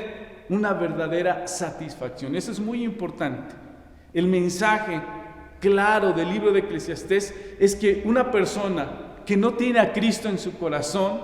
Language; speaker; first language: Spanish; native; Spanish